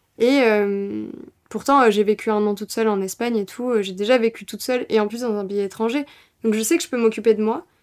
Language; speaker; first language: French; native; French